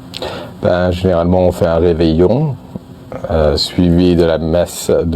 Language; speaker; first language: French; native; French